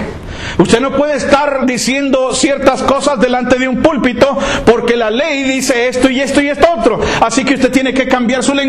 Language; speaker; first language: Spanish; native; Spanish